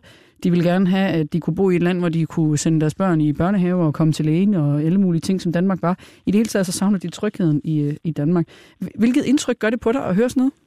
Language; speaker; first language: Danish; native; Danish